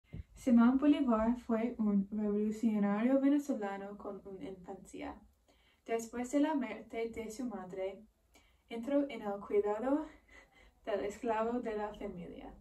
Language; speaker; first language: Spanish; non-native, learner; English